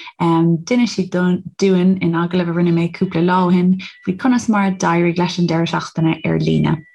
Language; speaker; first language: Irish; non-native, local second language; English